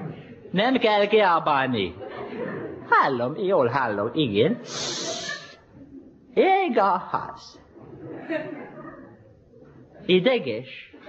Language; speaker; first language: Hungarian; non-native, learner; Russian